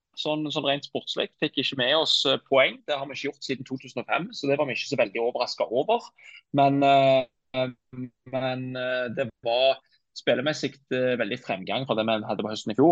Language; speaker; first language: Norwegian; native; Norwegian